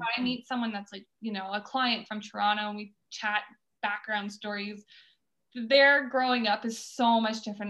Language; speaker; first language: English; native; English